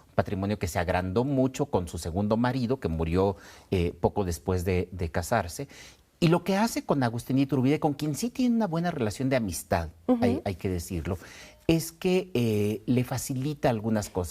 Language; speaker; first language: Spanish; native; Spanish